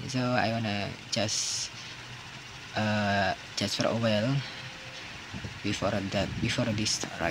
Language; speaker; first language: English; non-native, learner; Indonesian